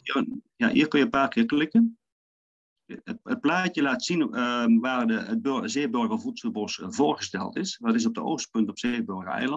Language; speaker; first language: Dutch; native; Dutch